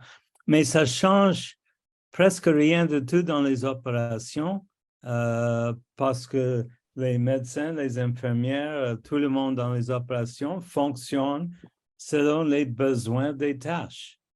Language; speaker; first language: French; non-native, local second language; English